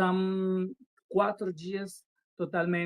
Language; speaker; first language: Portuguese; non-native, learner; Spanish